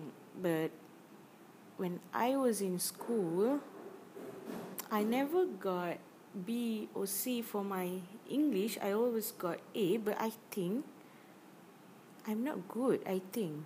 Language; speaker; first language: English; non-native, learner; Malay